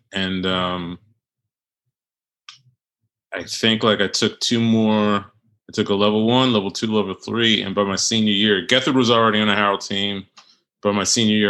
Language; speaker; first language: English; native; English